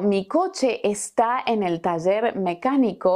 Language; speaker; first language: Spanish; native; Spanish